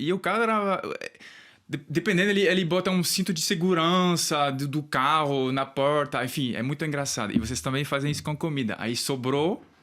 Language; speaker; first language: Portuguese; non-native, fluent; French